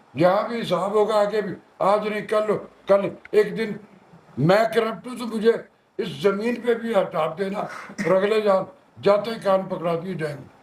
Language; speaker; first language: Urdu; non-native, local second language; Punjabi